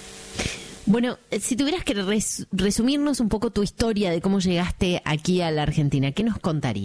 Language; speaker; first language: Spanish; native; Spanish